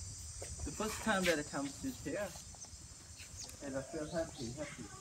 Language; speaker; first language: English; non-native, learner; Khmer